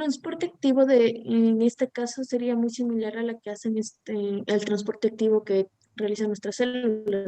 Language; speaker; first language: Spanish; native; Spanish